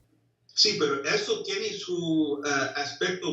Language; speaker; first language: Spanish; non-native, fluent; English